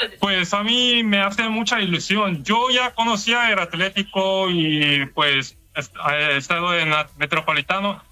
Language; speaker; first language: Spanish; non-native, learner; Korean